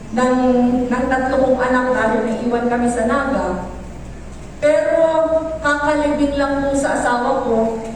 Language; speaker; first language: Filipino; non-native, local second language; Bikol